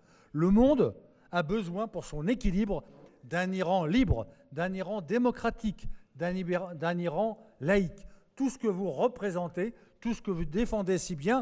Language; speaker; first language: French; native; French